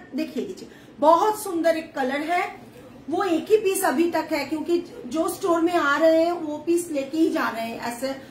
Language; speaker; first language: Hindi; non-native, local second language; Bangla